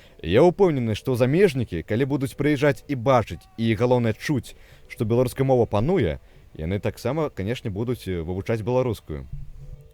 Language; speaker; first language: Belarusian; native; Belarusian